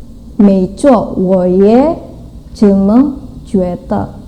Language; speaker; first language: Chinese; non-native, fluent; Indonesian